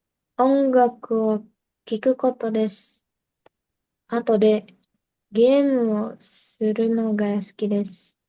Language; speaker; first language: Japanese; non-native, learner; Indonesian